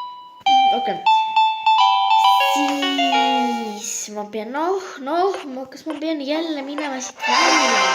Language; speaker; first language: Estonian; non-native, local second language; Russian